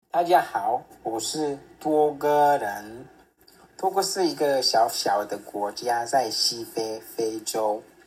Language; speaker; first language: Chinese; non-native, fluent; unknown